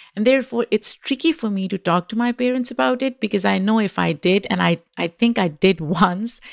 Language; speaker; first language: English; non-native, local second language; Urdu